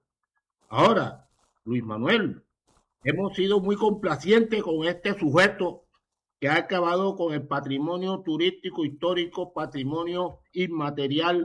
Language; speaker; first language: Spanish; native; Spanish